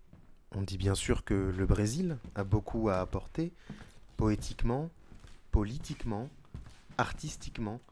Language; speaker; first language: French; native; French